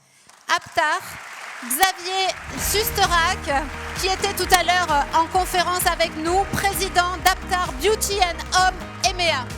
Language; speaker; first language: French; native; French